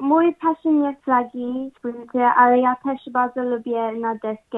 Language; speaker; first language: Polish; early bilingual, heritage; English